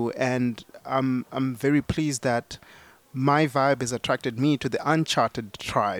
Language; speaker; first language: English; non-native, local second language; Shona